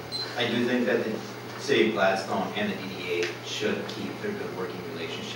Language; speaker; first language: English; native; English